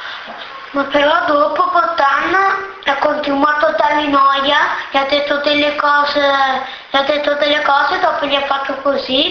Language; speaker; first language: Italian; early bilingual, other home language; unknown